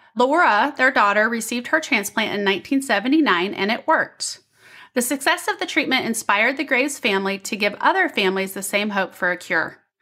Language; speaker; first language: English; native; English